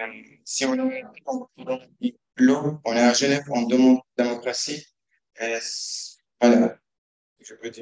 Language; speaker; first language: French; non-native, learner; Kurdish